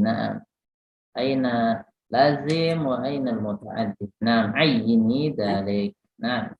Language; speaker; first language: Arabic; non-native, fluent; Indonesian